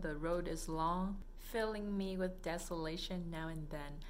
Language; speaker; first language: English; non-native, fluent; Vietnamese